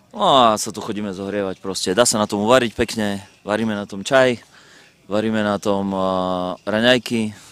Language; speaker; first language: Slovak; native; Slovak